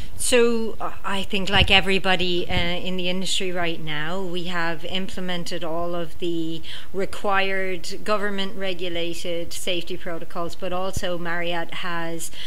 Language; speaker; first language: English; native; English